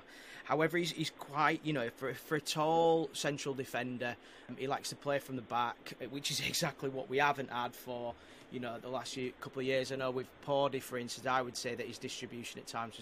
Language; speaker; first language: English; native; English